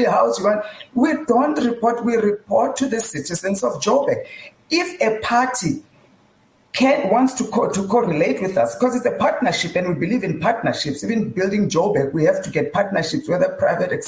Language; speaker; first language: English; non-native, local second language; Tsonga